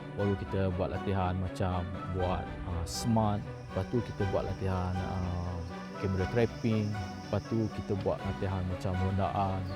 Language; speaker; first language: Malay; non-native, local second language; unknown